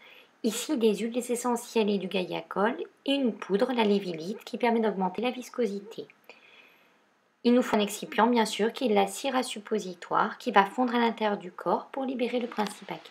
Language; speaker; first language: French; native; French